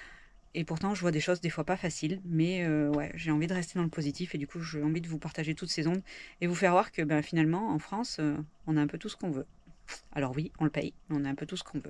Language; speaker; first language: French; native; French